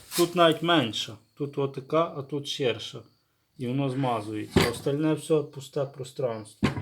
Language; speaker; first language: Ukrainian; native; Ukrainian